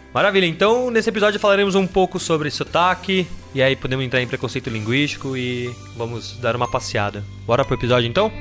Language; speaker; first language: Portuguese; native; Portuguese